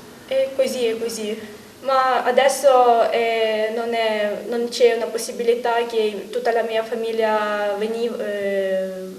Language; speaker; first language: Italian; non-native, learner; Ukrainian